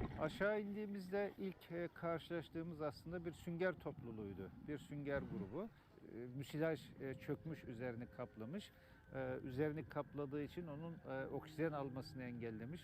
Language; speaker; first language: Turkish; native; Turkish